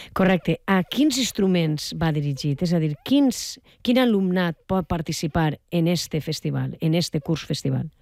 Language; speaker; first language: Catalan; native; Catalan